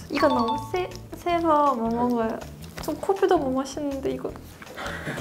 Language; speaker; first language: Korean; non-native, fluent; Russian